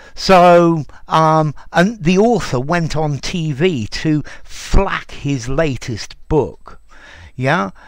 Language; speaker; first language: English; native; English